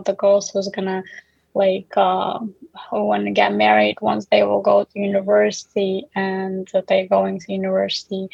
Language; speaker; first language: English; non-native, fluent; Uzbek